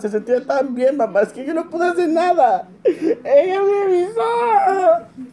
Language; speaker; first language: Spanish; early bilingual, heritage; Spanish